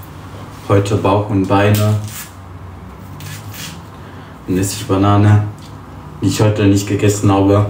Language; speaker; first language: German; early bilingual, other home language; Polish